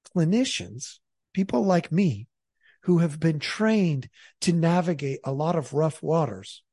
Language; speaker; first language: English; native; English